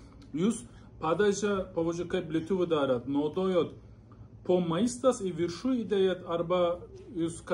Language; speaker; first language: Lithuanian; non-native, learner; Turkish